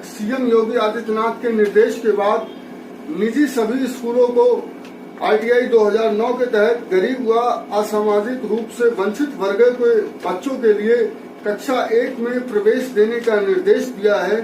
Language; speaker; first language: Hindi; native; Hindi